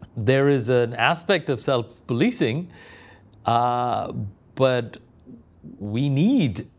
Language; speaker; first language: English; non-native, local second language; Malayalam